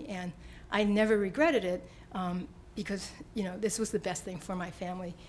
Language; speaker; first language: English; native; English